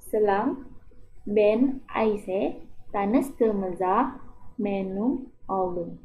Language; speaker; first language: Turkish; non-native, learner; Indonesian